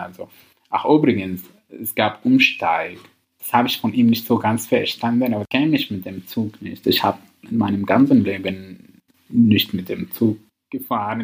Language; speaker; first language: German; non-native, learner; Arabic